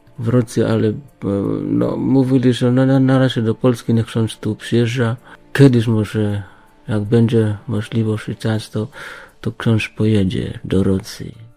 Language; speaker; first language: Polish; non-native, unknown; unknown